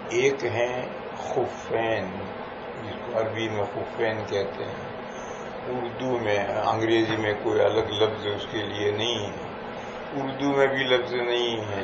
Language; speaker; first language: Urdu; non-native, local second language; Gujarati